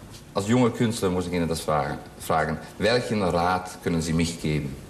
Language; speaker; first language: German; non-native, fluent; Dutch